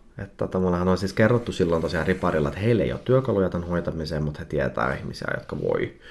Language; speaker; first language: Finnish; early bilingual, heritage; Finnish